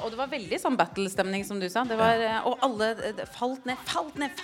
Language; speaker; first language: Norwegian; native; Norwegian